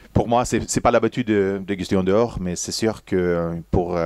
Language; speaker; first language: French; non-native, fluent; Swedish